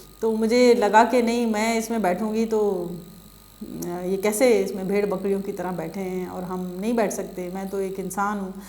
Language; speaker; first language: Urdu; non-native, local second language; Sindhi